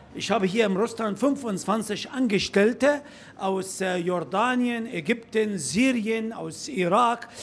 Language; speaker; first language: German; non-native, learner; Arabic